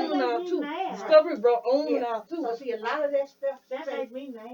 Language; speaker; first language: English; native; English